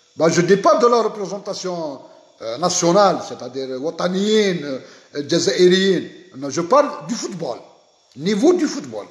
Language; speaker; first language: French; non-native, local second language; Arabic